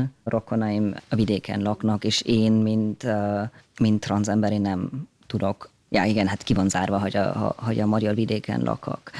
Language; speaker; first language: Hungarian; early bilingual, heritage; German